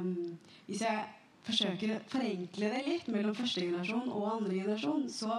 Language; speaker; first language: Norwegian; early bilingual, other home language; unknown